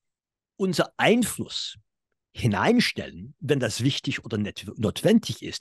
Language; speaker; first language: German; non-native, fluent; English